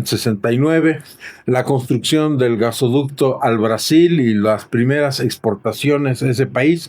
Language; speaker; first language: Spanish; native; Spanish